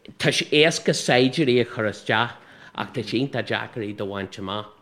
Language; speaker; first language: Irish; non-native, local second language; English